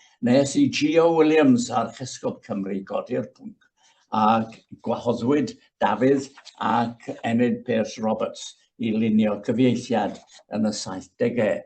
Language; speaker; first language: Welsh; native; Welsh